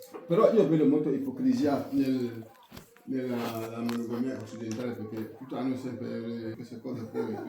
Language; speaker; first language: Italian; non-native, fluent; French